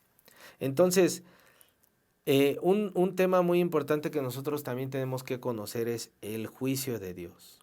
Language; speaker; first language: Spanish; native; Spanish